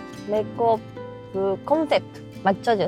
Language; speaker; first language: Korean; non-native, learner; Japanese